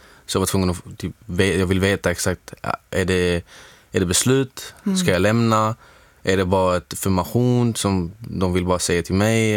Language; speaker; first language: Swedish; non-native, fluent; Arabic